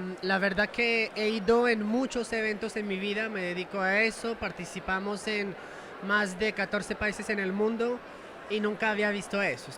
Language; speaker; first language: Spanish; non-native, fluent; French